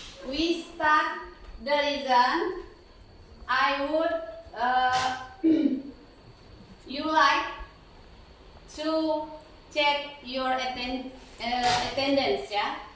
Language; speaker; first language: English; non-native, learner; Indonesian